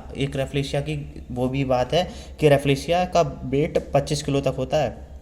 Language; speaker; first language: Hindi; native; Hindi